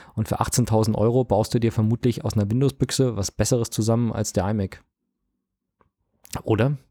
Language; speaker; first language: German; native; German